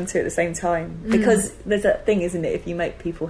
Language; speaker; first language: English; native; English